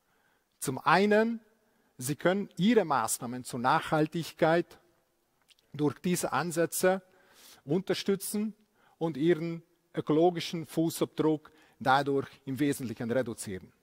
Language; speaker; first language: German; non-native, fluent; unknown